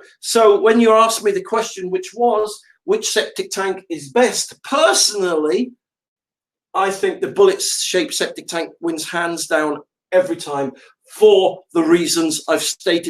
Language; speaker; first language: English; native; English